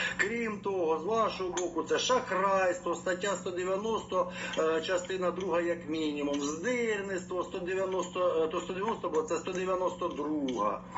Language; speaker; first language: Ukrainian; non-native, local second language; Russian